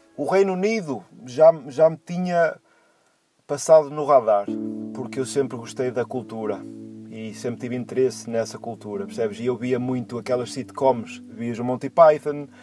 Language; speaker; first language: Portuguese; native; Portuguese